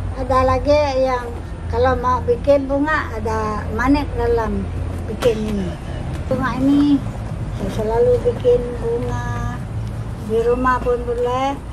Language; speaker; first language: Malay; non-native, local second language; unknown